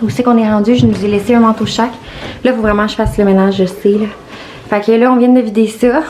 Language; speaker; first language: French; native; French